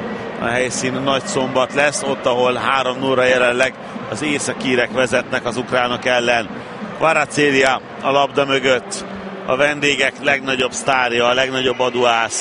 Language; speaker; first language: Hungarian; native; Hungarian